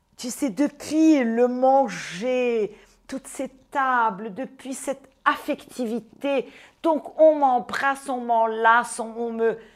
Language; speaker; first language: French; non-native, fluent; Portuguese